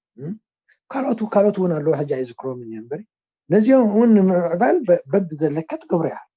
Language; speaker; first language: Tigrinya; non-native, local second language; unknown